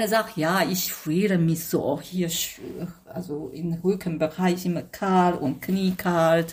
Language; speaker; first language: German; non-native, fluent; Chinese